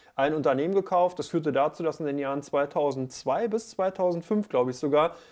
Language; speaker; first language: German; native; German